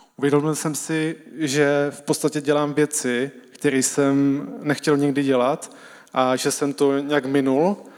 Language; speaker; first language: Czech; native; Czech